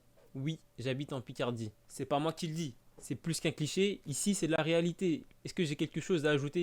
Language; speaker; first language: French; native; French